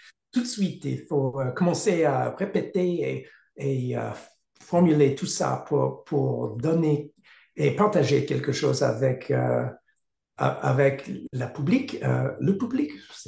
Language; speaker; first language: French; non-native, learner; English